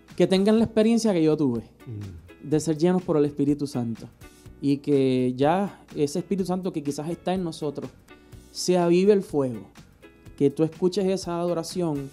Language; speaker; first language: Spanish; native; Spanish